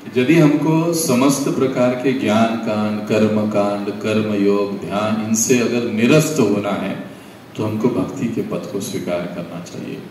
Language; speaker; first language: Hindi; non-native, local second language; Marathi